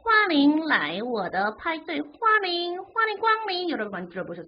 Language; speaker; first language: Chinese; non-native, learner; Korean